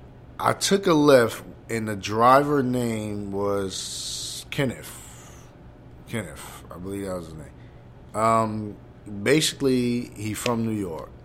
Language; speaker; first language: English; native; English